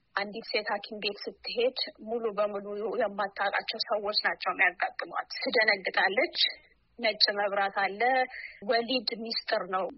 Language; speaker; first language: Amharic; non-native, local second language; Oromo